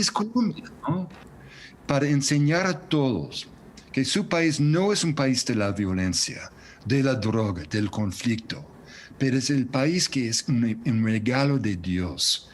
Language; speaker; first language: Spanish; non-native, fluent; English